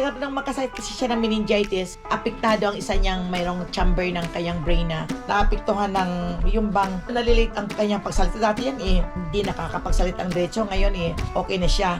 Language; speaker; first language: Filipino; non-native, local second language; Aklanon